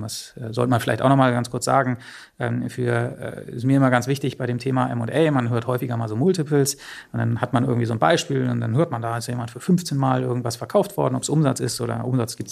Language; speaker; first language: German; native; German